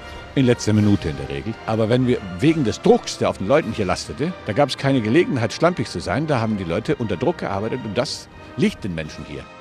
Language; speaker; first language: German; non-native, fluent; Icelandic